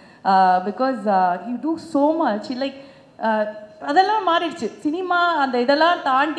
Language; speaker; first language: Tamil; native; Tamil